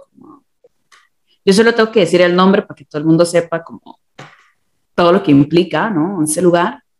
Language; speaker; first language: Spanish; native; Spanish